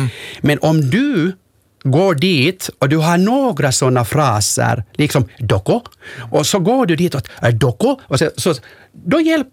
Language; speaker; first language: Swedish; non-native, local second language; Finnish